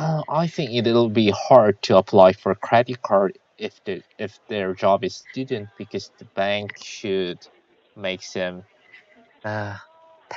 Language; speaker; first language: English; non-native, learner; Korean